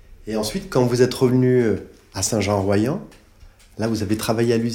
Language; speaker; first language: French; native; French